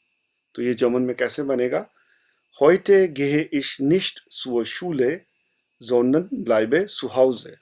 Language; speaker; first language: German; non-native, fluent; Hindi